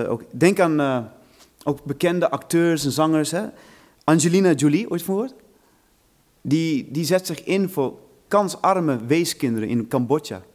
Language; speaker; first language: Dutch; non-native, fluent; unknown